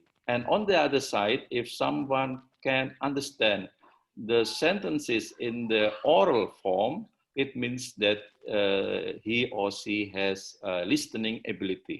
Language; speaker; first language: English; non-native, learner; Indonesian